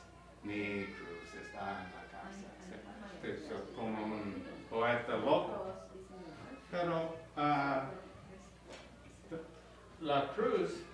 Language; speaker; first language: Spanish; non-native, learner; English